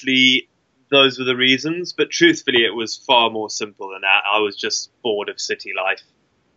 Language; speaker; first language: English; native; English